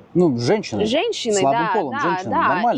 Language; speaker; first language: Russian; native; Russian